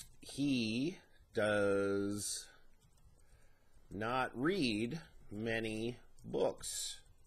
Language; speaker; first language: English; native; English